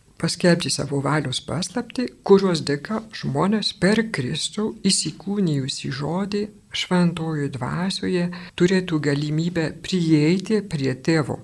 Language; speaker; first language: Lithuanian; non-native, fluent; French